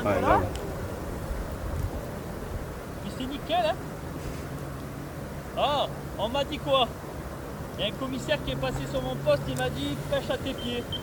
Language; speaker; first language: French; native; French